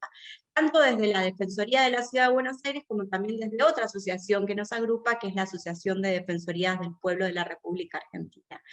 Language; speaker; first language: Spanish; native; Spanish